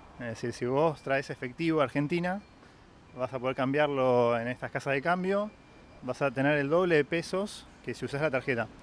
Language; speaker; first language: Spanish; native; Spanish